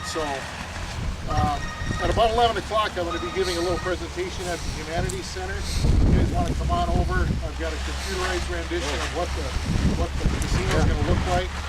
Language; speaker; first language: English; native; English